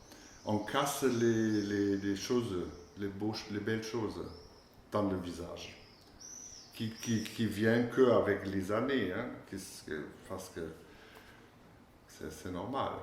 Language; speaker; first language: French; non-native, fluent; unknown